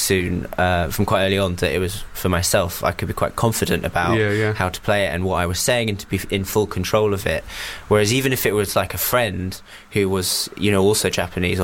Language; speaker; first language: English; native; English